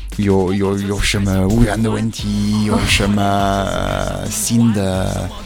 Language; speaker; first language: Chinese; non-native, fluent; French